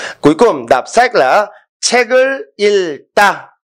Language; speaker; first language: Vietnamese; non-native, fluent; Korean